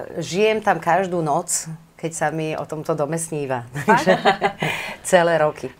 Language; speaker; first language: Slovak; native; Slovak